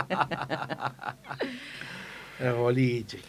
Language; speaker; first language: Spanish; native; Spanish